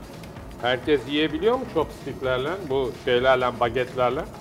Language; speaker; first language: Turkish; native; Turkish